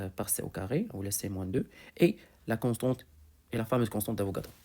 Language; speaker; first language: French; non-native, local second language; Arabic